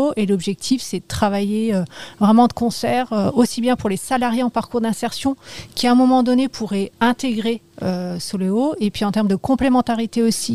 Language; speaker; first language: French; native; French